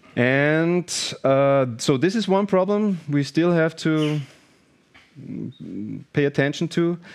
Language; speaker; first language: English; non-native, fluent; German